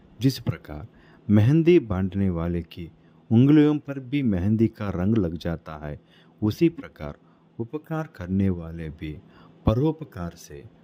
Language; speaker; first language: Hindi; non-native, local second language; Telugu